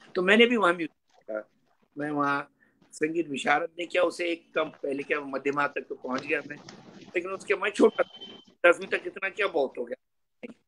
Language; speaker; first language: Hindi; native; Hindi